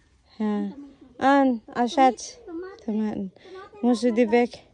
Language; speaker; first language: German; non-native, learner; Filipino